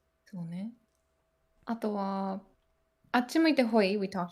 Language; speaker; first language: Japanese; native; Japanese